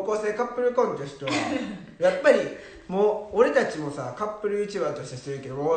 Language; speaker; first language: Japanese; native; Japanese